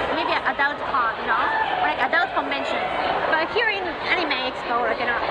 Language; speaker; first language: English; non-native, learner; Japanese